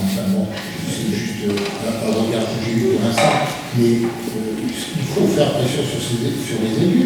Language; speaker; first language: French; native; French